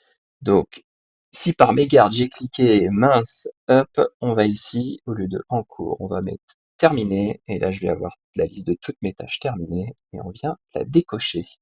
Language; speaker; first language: French; native; French